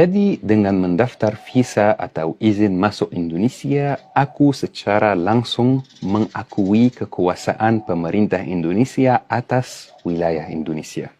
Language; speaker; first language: Indonesian; non-native, fluent; Arabic